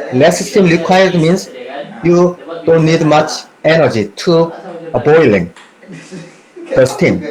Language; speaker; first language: English; non-native, fluent; Korean